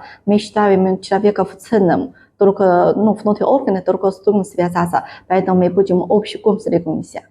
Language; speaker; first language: Russian; non-native, learner; Chinese